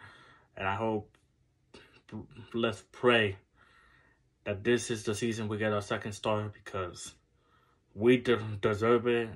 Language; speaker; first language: English; native; English